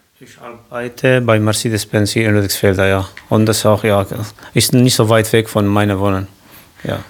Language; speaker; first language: German; non-native, learner; Kurdish